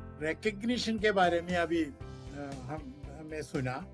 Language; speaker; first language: Hindi; non-native, local second language; Malayalam